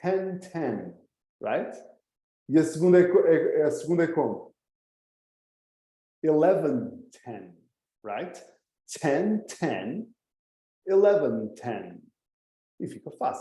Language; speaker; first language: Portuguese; early bilingual, heritage; Portuguese